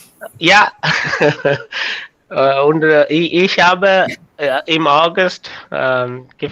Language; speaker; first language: German; non-native, learner; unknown